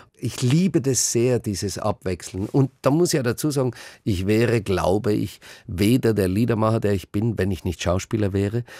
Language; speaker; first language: German; native; German